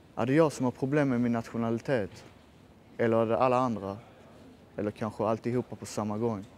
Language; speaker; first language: Swedish; early bilingual, other home language; Persian